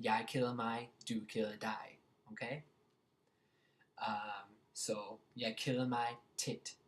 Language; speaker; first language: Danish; non-native, fluent; English